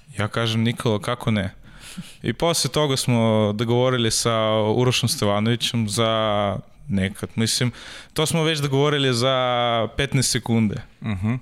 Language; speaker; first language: Serbian; non-native, learner; Russian